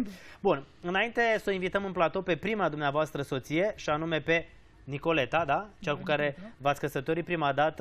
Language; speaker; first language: Romanian; native; Romanian